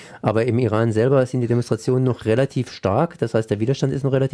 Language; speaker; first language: German; native; German